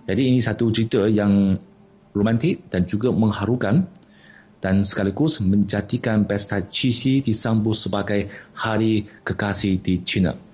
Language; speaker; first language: Malay; non-native, fluent; Chinese